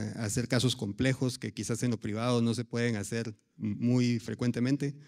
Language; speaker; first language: Spanish; native; Spanish